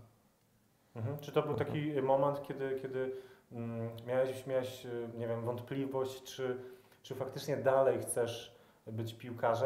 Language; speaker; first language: Polish; native; Polish